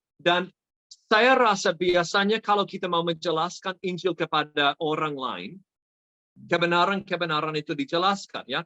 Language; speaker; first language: Indonesian; non-native, fluent; English